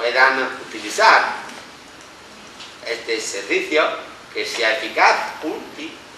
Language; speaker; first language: Spanish; non-native, fluent; Italian